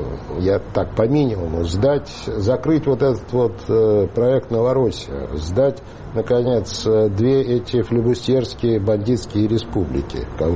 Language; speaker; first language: Russian; native; Russian